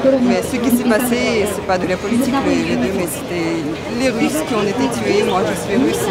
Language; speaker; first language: French; non-native, fluent; Russian